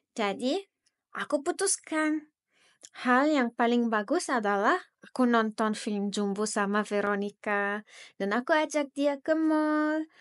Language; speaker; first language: Indonesian; non-native, fluent; Arabic